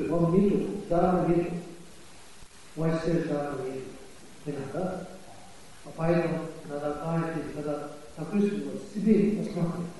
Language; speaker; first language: Russian; non-native, learner; Tibetan